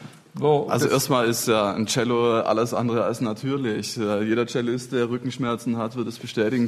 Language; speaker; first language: German; native; German